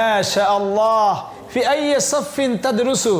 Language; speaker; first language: Arabic; non-native, fluent; Bangla